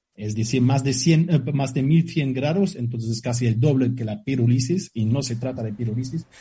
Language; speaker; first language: Spanish; non-native, fluent; German